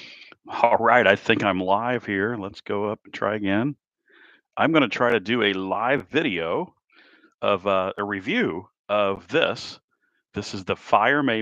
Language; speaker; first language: English; native; English